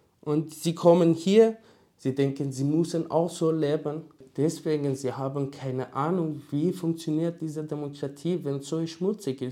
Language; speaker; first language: German; non-native, learner; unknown